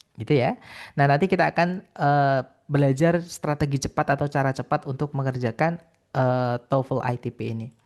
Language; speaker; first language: Indonesian; non-native, local second language; Javanese